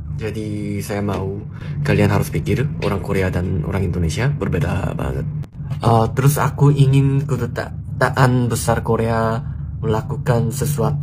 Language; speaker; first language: Indonesian; non-native, learner; Korean